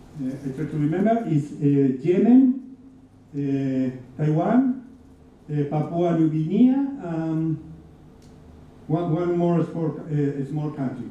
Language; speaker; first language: English; non-native, fluent; Spanish